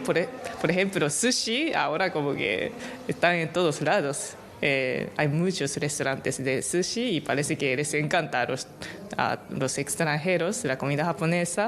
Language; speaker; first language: Spanish; non-native, fluent; Japanese